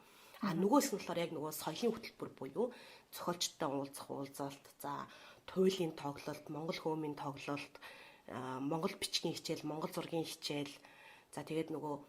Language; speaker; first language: Mongolian; native; Mongolian